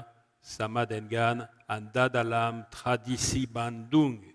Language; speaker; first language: Indonesian; non-native, learner; French